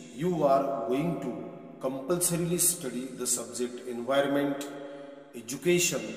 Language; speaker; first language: English; non-native, local second language; Marathi